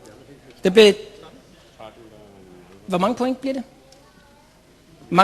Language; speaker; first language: Danish; native; Danish